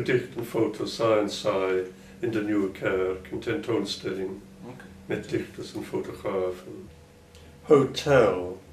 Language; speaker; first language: Dutch; non-native, fluent; English